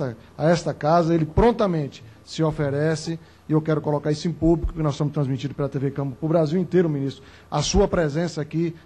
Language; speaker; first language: Portuguese; native; Portuguese